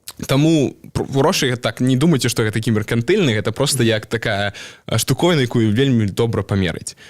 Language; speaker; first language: Belarusian; non-native, local second language; Russian